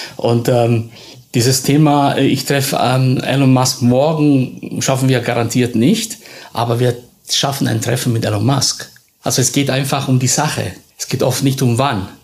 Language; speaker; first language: German; non-native, fluent; Italian